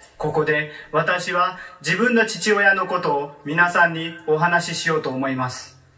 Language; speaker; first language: Japanese; non-native, learner; Marathi